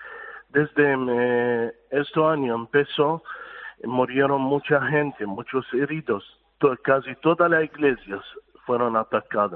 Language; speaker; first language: Spanish; non-native, fluent; Arabic